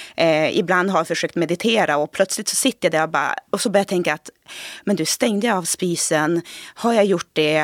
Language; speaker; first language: Swedish; early bilingual, other home language; Portuguese